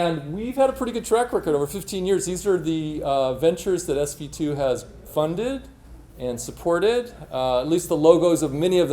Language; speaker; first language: English; native; English